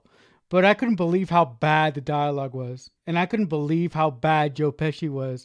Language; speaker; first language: English; native; English